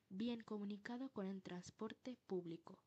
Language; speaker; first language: Spanish; non-native, fluent; Bangla